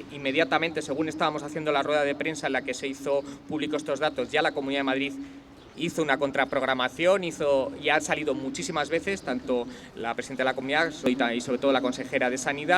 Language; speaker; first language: Spanish; native; Spanish